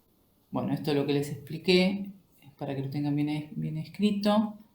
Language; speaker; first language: Spanish; native; Spanish